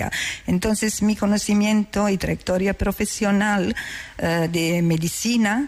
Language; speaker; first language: Spanish; non-native, learner; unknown